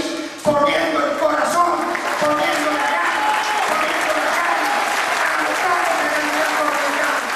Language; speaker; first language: Spanish; native; Spanish